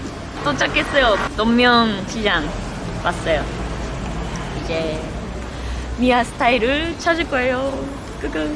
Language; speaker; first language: Korean; non-native, fluent; Japanese